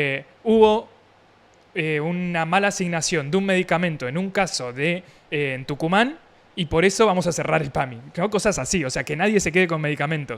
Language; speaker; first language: Spanish; native; Spanish